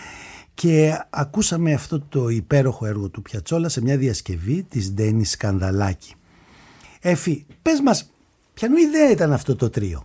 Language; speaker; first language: Greek; native; Greek